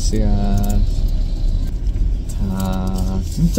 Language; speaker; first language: Korean; non-native, learner; Spanish